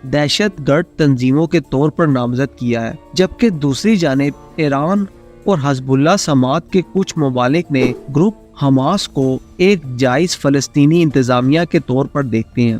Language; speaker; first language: Urdu; native; Urdu